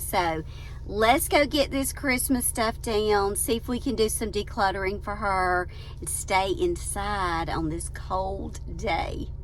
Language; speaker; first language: English; native; English